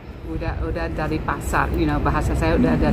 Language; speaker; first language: Indonesian; non-native, local second language; English